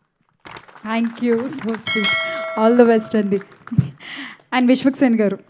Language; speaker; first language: Telugu; native; Telugu